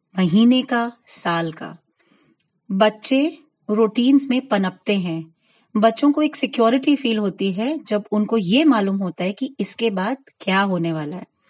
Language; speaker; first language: Hindi; non-native, local second language; Gujarati